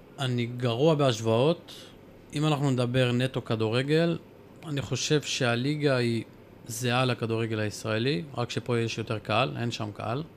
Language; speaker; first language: Hebrew; non-native, local second language; Arabic